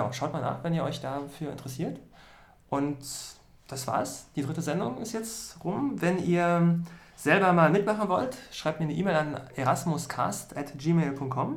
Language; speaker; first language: German; native; German